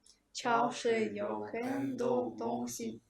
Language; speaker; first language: Chinese; non-native, learner; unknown